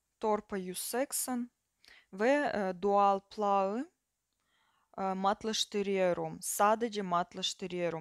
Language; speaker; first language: Turkish; non-native, fluent; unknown